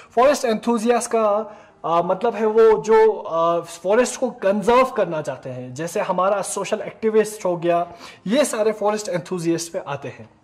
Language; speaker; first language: Hindi; non-native, local second language; Ladakhi